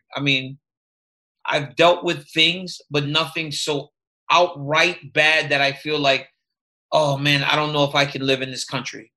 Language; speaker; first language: English; native; English